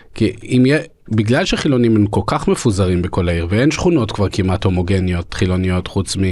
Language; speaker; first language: Hebrew; early bilingual, other home language; Russian